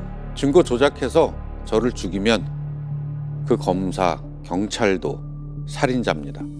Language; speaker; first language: Korean; native; Korean